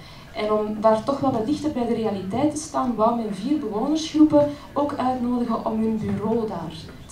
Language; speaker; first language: Dutch; native; Dutch